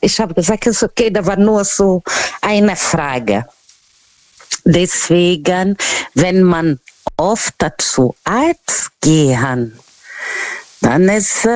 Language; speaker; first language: German; non-native, learner; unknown